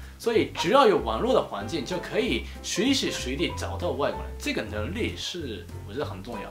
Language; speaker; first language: Chinese; non-native, fluent; Japanese